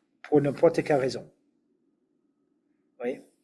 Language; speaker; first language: French; non-native, fluent; English